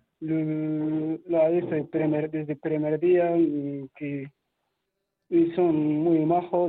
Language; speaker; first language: Spanish; non-native, learner; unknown